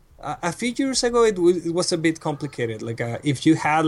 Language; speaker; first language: English; non-native, fluent; Spanish